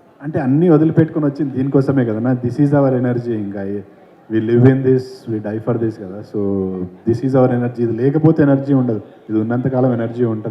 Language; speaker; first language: Telugu; native; Telugu